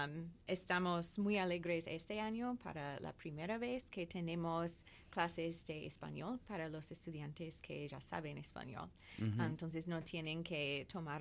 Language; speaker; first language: Spanish; non-native, fluent; English